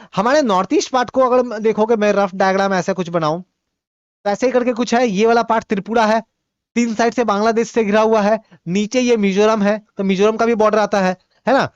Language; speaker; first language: Hindi; non-native, local second language; Bhojpuri